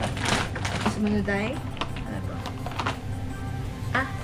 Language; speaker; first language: Filipino; native; Filipino